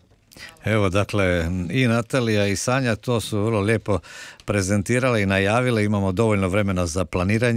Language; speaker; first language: Croatian; native; Croatian